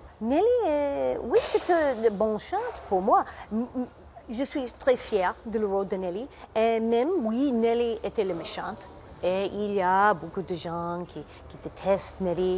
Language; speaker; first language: French; non-native, learner; English